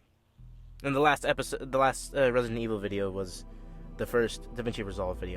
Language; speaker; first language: English; native; English